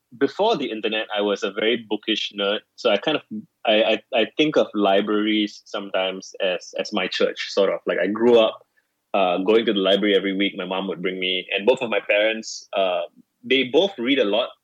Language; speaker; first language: English; native; English